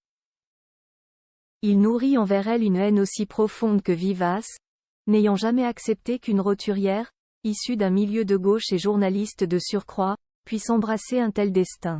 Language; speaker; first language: French; native; French